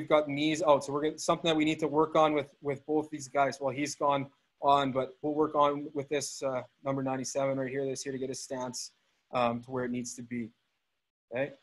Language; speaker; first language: English; native; English